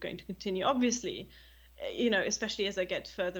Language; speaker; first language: English; non-native, fluent; German